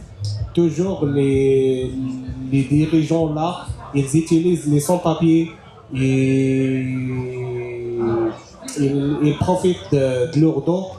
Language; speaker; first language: French; non-native, learner; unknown